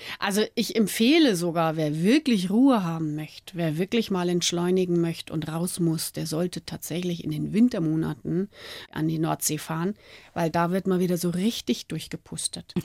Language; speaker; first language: German; native; German